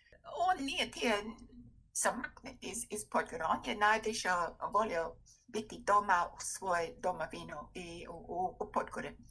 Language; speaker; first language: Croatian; non-native, fluent; English